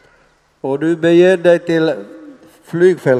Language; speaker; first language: Swedish; non-native, local second language; Finnish